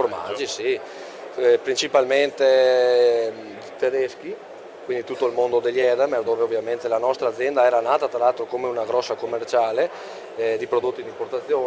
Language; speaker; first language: Italian; native; Italian